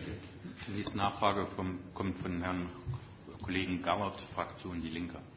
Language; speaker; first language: German; native; German